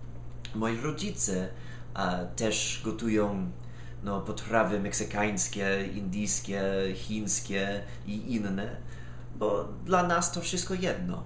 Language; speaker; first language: Polish; non-native, fluent; English